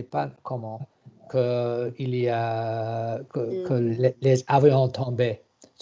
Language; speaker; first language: French; non-native, learner; English